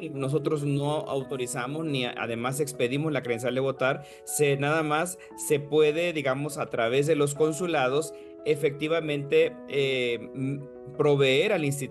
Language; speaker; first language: Spanish; native; Spanish